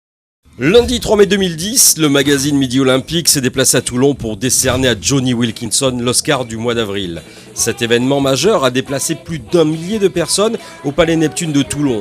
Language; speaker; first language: French; native; French